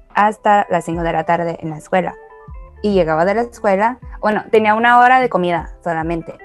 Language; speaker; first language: Spanish; early bilingual, other home language; Chinese